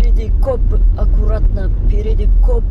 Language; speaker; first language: Russian; non-native, local second language; Kyrgyz